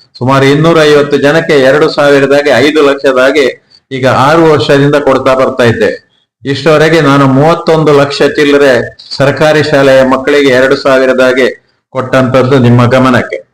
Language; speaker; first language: Kannada; native; Kannada